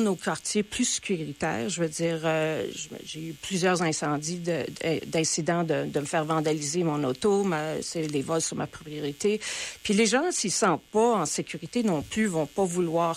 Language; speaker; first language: French; native; French